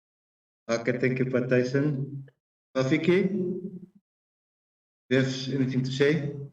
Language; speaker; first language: English; non-native, fluent; Indonesian